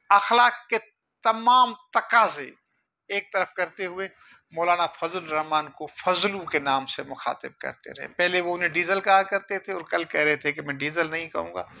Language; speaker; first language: Urdu; non-native, local second language; Sindhi